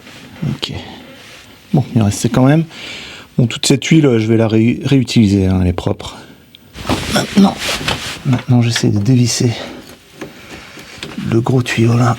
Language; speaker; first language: French; native; French